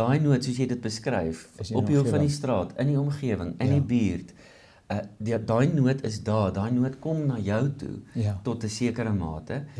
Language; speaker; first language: Afrikaans; native; Afrikaans